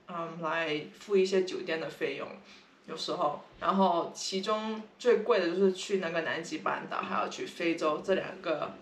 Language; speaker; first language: Chinese; non-native, local second language; Cantonese